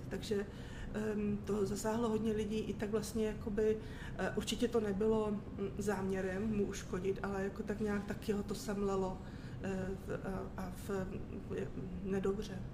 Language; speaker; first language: Czech; native; Czech